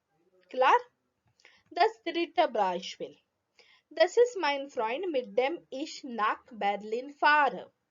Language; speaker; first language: German; non-native, fluent; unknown